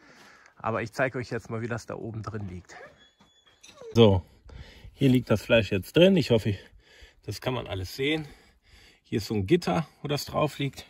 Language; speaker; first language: German; native; German